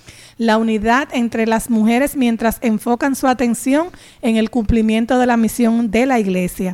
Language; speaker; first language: Spanish; native; Spanish